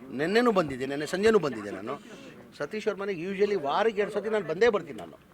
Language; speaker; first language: Kannada; non-native, local second language; Urdu